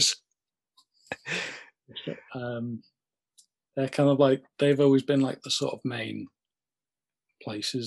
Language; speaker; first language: English; native; English